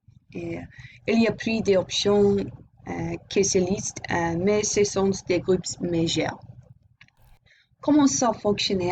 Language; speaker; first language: French; non-native, learner; English